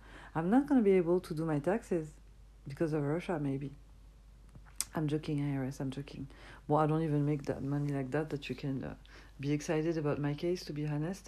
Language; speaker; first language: English; non-native, fluent; French